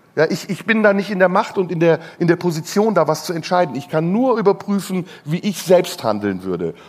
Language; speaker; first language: German; non-native, fluent; Turkish